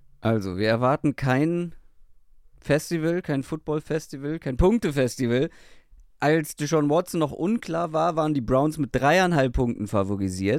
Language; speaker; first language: German; native; German